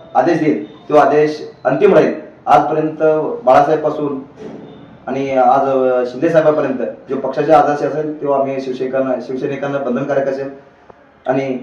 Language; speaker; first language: Marathi; native; Marathi